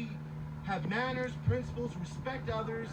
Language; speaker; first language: English; early bilingual, other home language; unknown